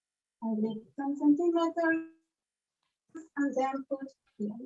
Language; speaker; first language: English; non-native, learner; Spanish